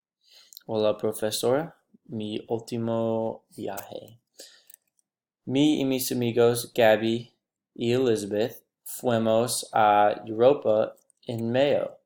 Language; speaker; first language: Spanish; non-native, learner; English